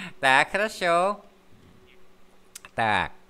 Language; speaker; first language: Russian; non-native, fluent; Vietnamese